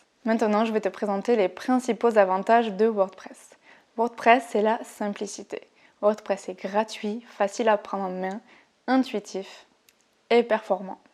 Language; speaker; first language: French; native; French